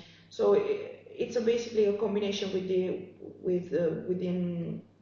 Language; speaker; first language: English; non-native, fluent; Romanian